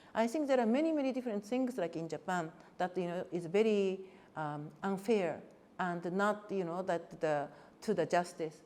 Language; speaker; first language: English; non-native, fluent; Japanese